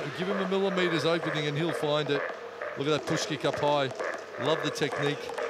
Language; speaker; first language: English; native; English